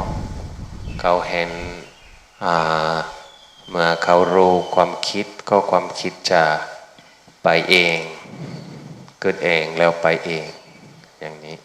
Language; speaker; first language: Thai; non-native, fluent; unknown